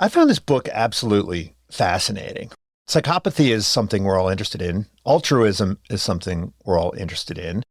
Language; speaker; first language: English; native; English